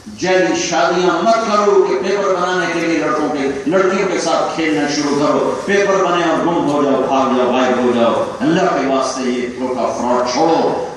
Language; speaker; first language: Urdu; non-native, local second language; Punjabi